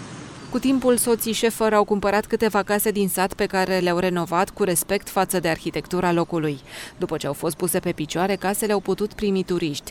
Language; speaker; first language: Romanian; native; Romanian